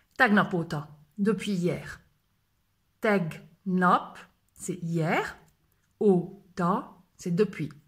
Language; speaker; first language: French; native; French